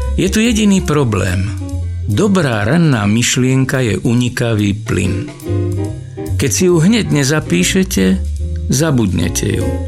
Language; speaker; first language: Slovak; native; Slovak